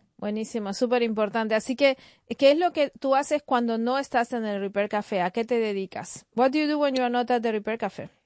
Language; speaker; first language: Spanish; native; Spanish